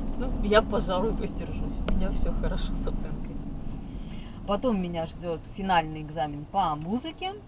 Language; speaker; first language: Russian; native; Russian